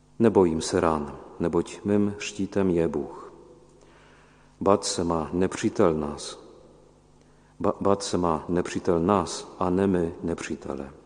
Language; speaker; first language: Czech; non-native, fluent; Polish